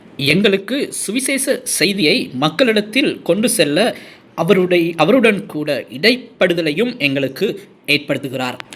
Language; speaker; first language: Tamil; non-native, fluent; English